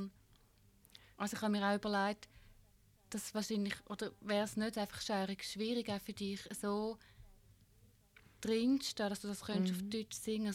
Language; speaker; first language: German; native; German